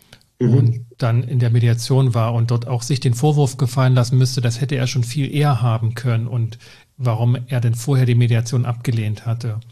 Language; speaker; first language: German; native; German